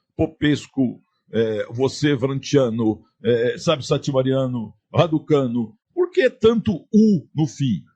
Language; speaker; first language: Portuguese; native; Portuguese